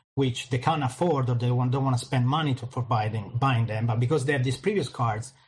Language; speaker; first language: English; non-native, fluent; Italian